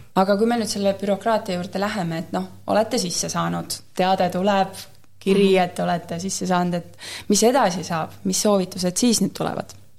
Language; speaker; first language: Estonian; native; Estonian